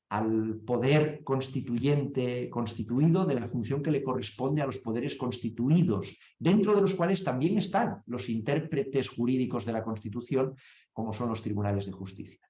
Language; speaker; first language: Spanish; native; Spanish